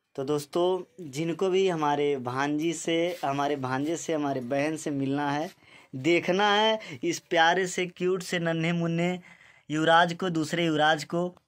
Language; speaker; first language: Hindi; native; Hindi